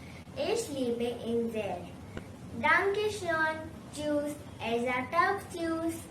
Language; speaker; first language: German; non-native, learner; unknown